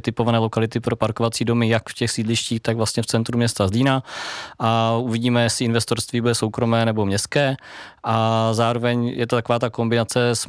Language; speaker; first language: Czech; native; Czech